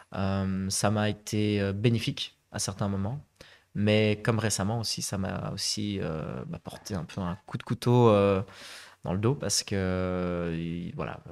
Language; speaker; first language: French; native; French